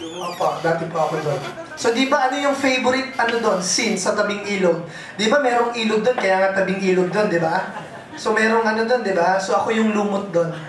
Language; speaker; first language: Filipino; non-native, local second language; Bikol